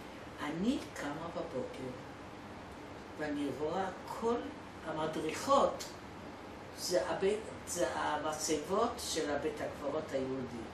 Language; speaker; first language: Hebrew; non-native, fluent; Polish